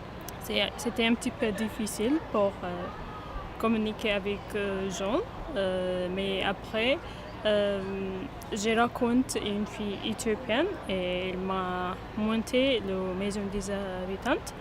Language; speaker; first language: French; non-native, learner; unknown